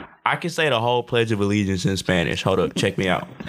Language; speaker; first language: English; native; English